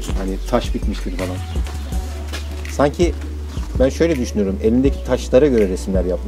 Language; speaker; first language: Turkish; native; Turkish